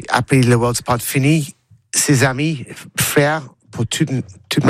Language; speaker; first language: French; non-native, learner; English